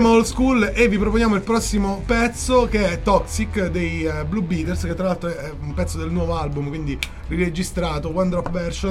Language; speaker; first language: Italian; native; Italian